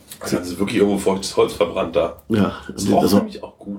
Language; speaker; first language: German; native; German